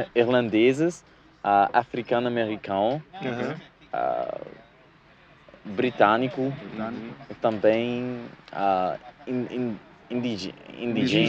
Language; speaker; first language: Portuguese; non-native, learner; English